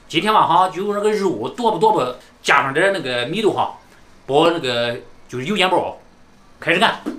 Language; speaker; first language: Chinese; native; Chinese